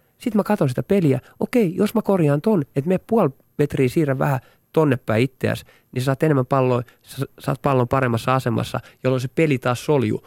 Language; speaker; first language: Finnish; native; Finnish